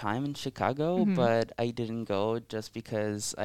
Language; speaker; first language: English; non-native, fluent; Italian